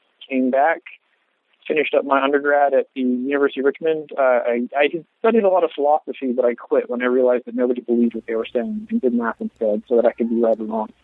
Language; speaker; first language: English; native; English